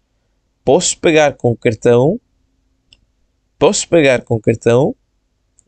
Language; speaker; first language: Portuguese; non-native, fluent; Bangla